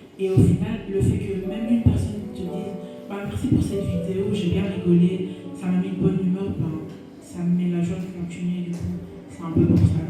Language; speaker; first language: French; native; French